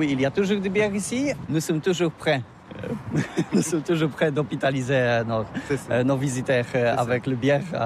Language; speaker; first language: French; non-native, learner; Polish